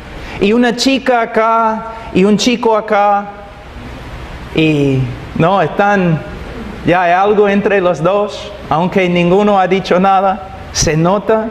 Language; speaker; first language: Spanish; non-native, fluent; English